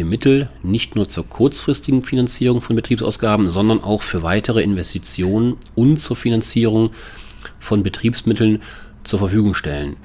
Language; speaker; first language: German; native; German